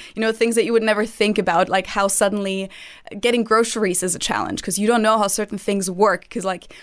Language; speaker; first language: English; non-native, fluent; German